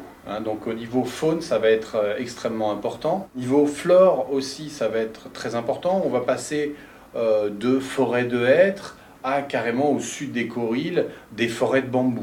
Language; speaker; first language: French; native; French